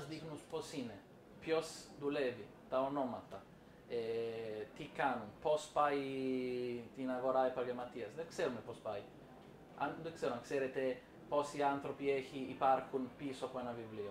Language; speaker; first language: Greek; non-native, fluent; Italian